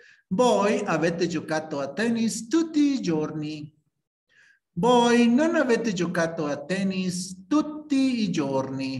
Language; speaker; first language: Italian; non-native, fluent; Spanish